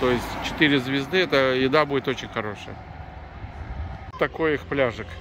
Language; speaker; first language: Russian; native; Russian